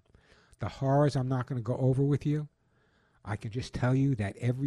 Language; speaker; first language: English; native; English